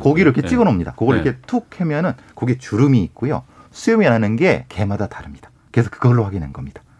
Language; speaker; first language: Korean; native; Korean